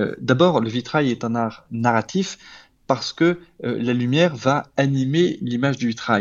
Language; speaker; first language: French; native; French